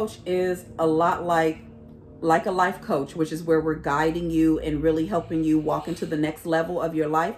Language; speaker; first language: English; native; English